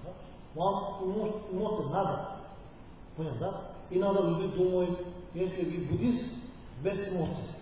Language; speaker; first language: Russian; non-native, learner; Tibetan